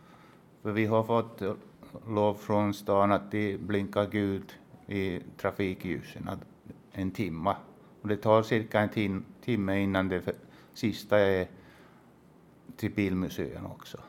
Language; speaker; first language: Swedish; non-native, local second language; Finnish